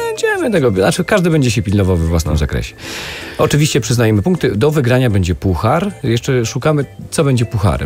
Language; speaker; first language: Polish; native; Polish